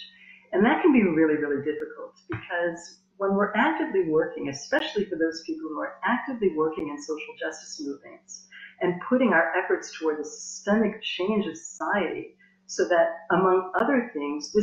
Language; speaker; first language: English; native; English